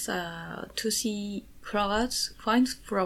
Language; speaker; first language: English; non-native, learner; Japanese